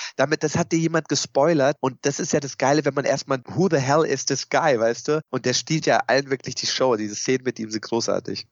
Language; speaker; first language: German; early bilingual, other home language; Turkish